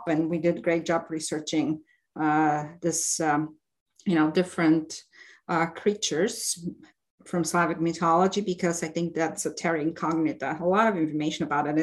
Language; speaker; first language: English; non-native, fluent; Bulgarian